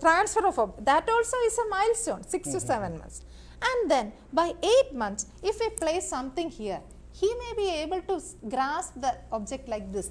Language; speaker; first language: English; non-native, local second language; Malayalam